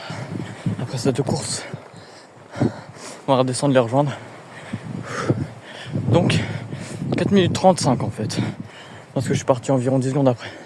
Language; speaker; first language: French; native; French